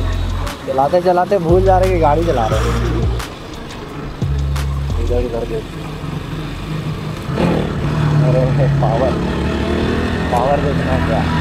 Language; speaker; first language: Hindi; native; Hindi